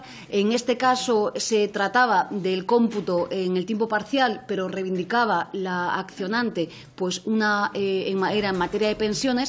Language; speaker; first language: Spanish; native; Spanish